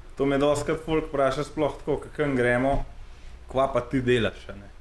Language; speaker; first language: Slovenian; native; Slovenian